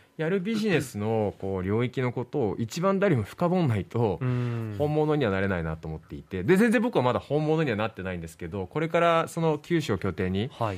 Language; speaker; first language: Japanese; native; Japanese